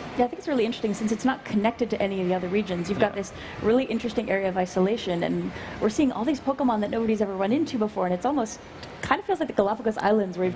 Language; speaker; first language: English; native; English